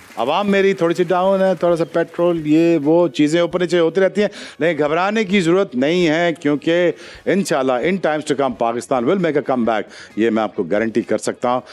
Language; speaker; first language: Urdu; non-native, local second language; Punjabi